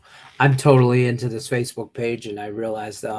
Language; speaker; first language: English; native; English